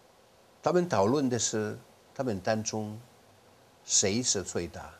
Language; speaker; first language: Chinese; non-native, fluent; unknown